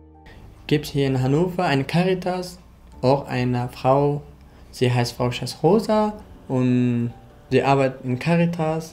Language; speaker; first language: German; non-native, learner; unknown